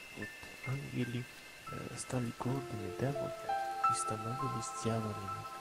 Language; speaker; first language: Russian; non-native, local second language; Armenian